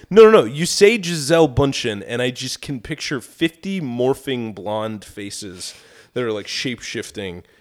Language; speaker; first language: English; native; English